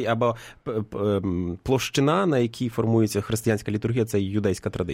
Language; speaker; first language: Ukrainian; native; Ukrainian